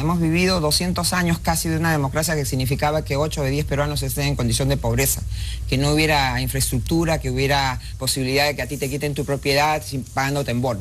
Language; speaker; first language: Spanish; native; Spanish